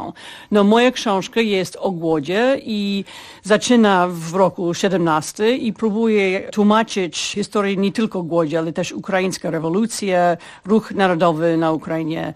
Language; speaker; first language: Polish; non-native, fluent; English